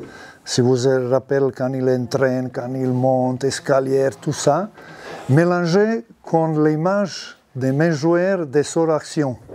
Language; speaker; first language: French; non-native, learner; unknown